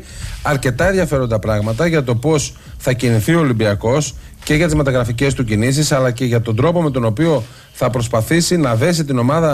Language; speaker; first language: Greek; native; Greek